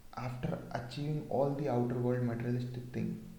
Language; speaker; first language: English; non-native, local second language; Hindi